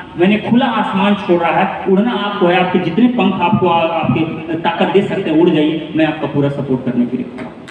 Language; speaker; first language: Hindi; native; Hindi